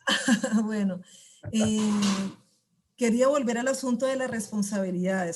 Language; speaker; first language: Spanish; native; Spanish